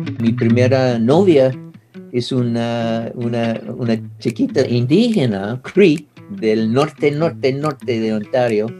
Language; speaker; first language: Spanish; non-native, learner; English